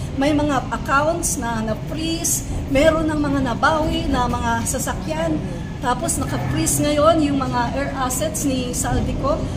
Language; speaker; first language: Filipino; non-native, local second language; Cebuano